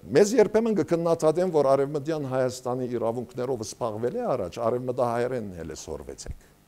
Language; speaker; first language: Armenian; early bilingual, heritage; Armenian